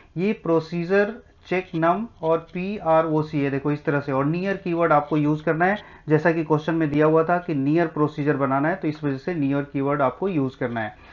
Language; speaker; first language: Hindi; native; Hindi